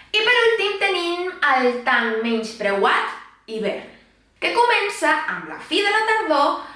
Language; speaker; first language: Catalan; non-native, local second language; Spanish